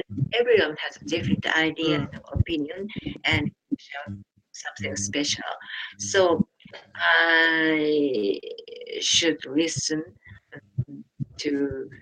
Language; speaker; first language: English; non-native, learner; Japanese